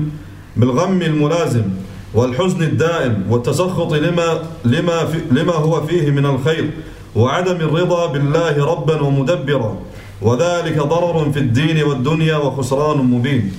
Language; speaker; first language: Arabic; native; Arabic